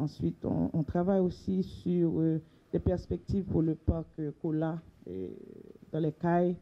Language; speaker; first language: French; non-native, local second language; Haitian Creole